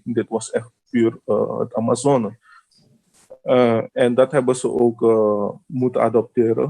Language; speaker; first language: Dutch; non-native, local second language; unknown